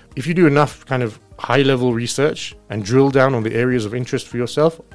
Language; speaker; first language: English; native; English